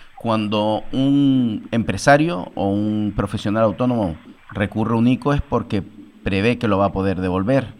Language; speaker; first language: Spanish; native; Spanish